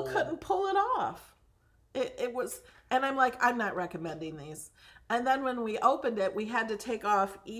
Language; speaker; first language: English; native; English